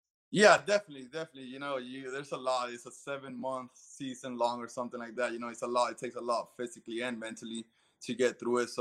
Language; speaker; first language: English; early bilingual, other home language; Spanish